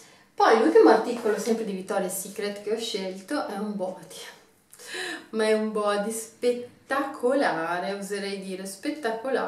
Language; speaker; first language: Italian; native; Italian